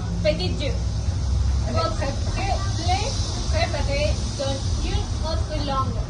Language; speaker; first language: French; non-native, learner; Spanish